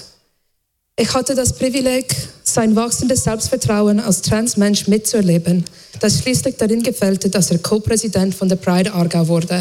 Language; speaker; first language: German; non-native, fluent; English